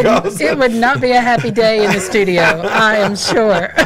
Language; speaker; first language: English; native; English